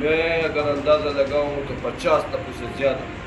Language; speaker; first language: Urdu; non-native, local second language; Pashto